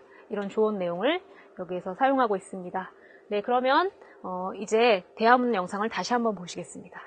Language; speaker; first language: Korean; native; Korean